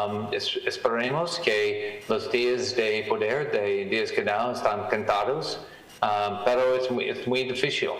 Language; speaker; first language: Spanish; non-native, learner; English